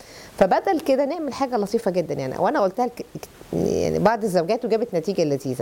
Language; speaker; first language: Arabic; native; Arabic